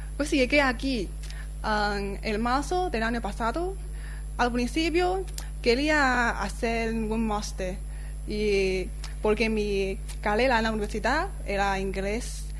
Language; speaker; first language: Spanish; non-native, fluent; Chinese